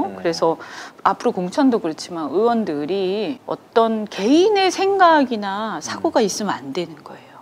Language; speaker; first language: Korean; native; Korean